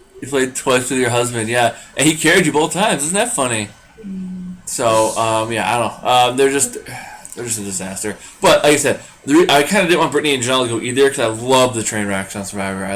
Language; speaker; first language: English; native; English